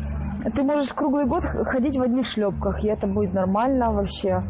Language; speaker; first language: Russian; native; Russian